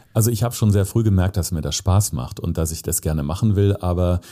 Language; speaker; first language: German; native; German